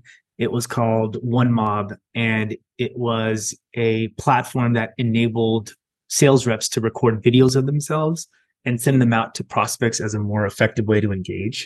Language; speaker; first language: English; native; English